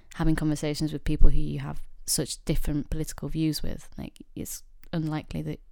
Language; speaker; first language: English; native; English